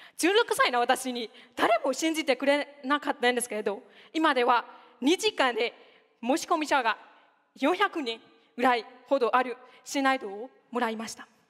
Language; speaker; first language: Japanese; non-native, fluent; Burmese